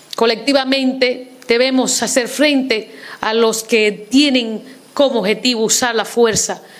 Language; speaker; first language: Spanish; early bilingual, heritage; Spanish